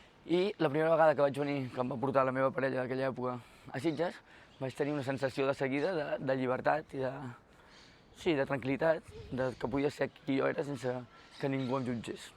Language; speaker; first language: Catalan; native; Catalan